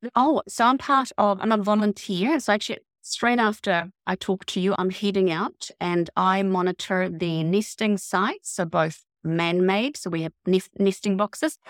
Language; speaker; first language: English; non-native, fluent; Swedish